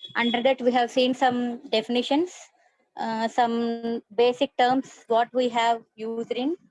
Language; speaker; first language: English; non-native, local second language; Telugu